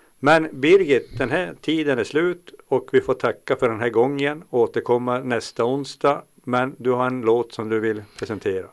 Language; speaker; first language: Swedish; native; Swedish